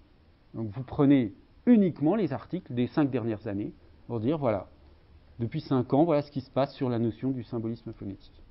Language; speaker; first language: French; native; French